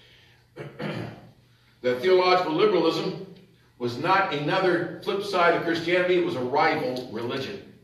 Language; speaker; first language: English; native; English